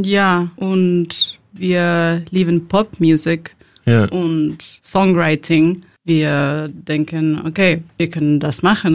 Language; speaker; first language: German; non-native, learner; Spanish